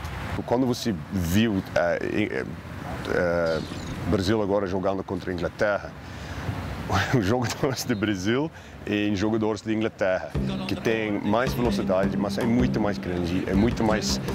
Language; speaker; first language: Portuguese; non-native, learner; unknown